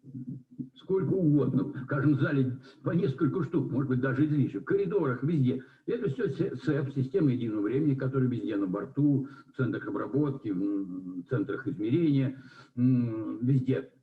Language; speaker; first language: Russian; native; Russian